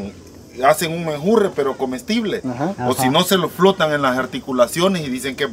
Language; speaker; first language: Spanish; native; Spanish